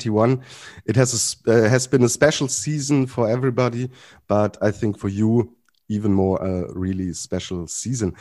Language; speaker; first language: English; non-native, fluent; German